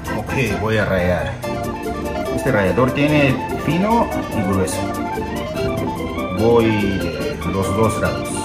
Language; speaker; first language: Spanish; non-native, learner; Japanese